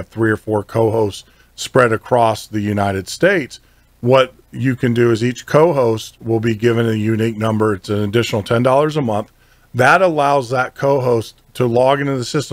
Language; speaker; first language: English; native; English